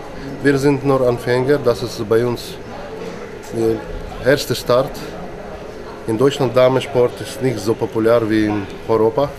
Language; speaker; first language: German; non-native, learner; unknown